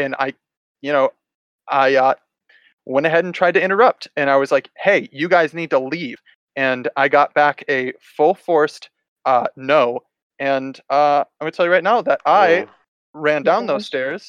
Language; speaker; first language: English; native; English